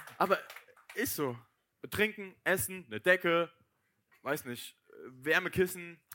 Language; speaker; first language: German; native; German